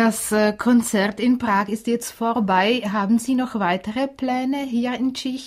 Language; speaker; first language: German; non-native, fluent; Czech